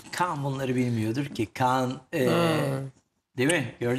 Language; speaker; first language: Turkish; native; Turkish